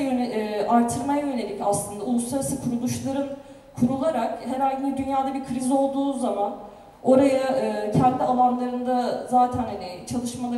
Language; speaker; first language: Turkish; native; Turkish